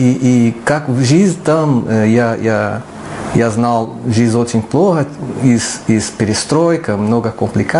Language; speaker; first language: Russian; non-native, learner; Portuguese